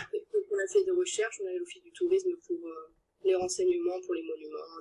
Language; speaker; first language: French; native; French